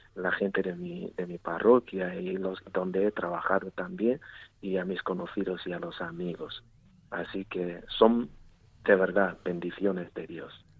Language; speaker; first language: Spanish; non-native, fluent; Igbo